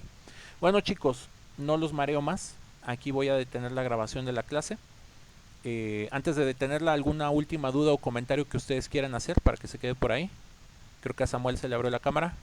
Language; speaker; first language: Spanish; native; Spanish